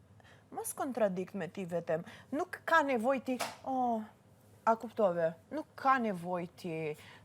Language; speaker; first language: Albanian; early bilingual, heritage; Albanian